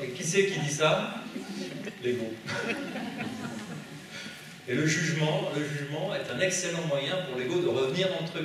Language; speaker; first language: French; native; French